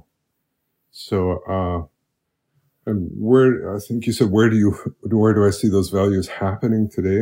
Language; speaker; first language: English; native; English